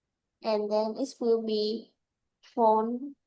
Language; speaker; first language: English; non-native, learner; Vietnamese